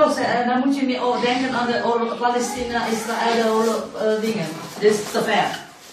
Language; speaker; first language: Dutch; non-native, learner; Indonesian